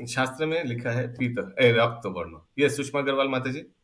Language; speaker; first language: Hindi; non-native, local second language; Bangla